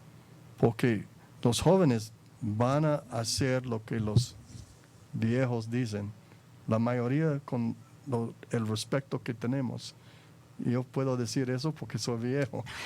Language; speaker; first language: Spanish; non-native, fluent; English